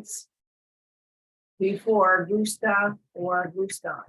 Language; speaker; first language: Spanish; non-native, fluent; English